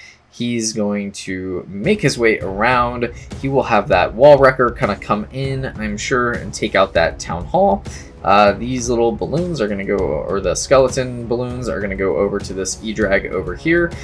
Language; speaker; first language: English; native; English